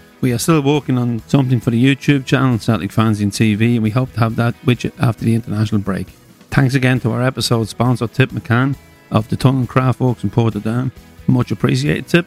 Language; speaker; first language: English; native; English